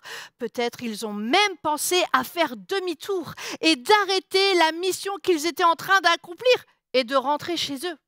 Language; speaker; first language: French; native; French